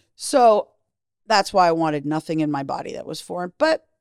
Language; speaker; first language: English; native; English